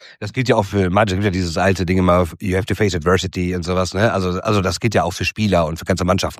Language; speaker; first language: German; native; German